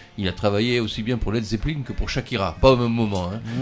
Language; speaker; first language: French; native; French